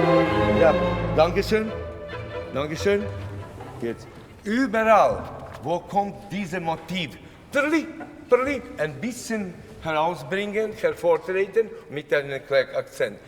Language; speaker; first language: German; non-native, fluent; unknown